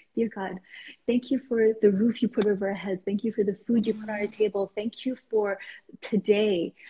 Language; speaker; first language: English; non-native, fluent; Persian